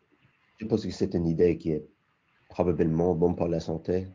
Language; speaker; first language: French; non-native, learner; English